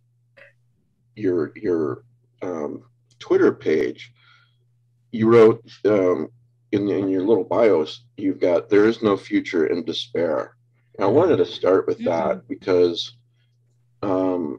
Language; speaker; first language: English; native; English